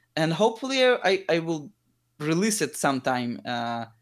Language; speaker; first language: English; early bilingual, other home language; Hebrew